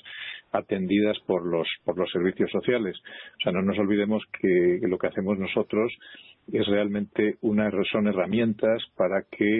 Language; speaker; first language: Spanish; native; Spanish